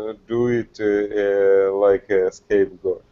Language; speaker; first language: English; non-native, learner; Russian